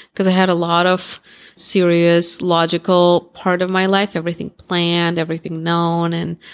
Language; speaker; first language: English; non-native, fluent; Russian